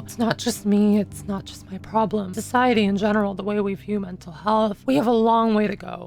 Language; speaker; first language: English; native; English